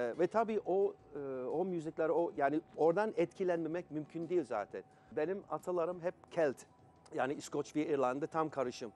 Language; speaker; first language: Turkish; non-native, fluent; English